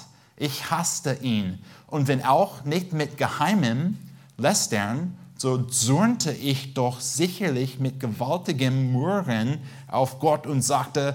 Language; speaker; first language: German; non-native, fluent; English